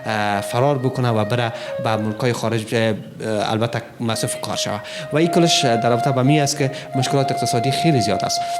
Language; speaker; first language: Persian; native; Persian